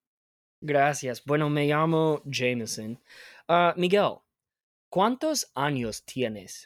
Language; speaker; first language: Spanish; non-native, fluent; English